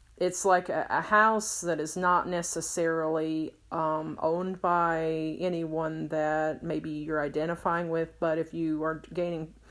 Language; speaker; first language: English; native; English